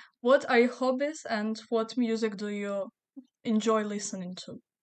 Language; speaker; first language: English; non-native, fluent; Ukrainian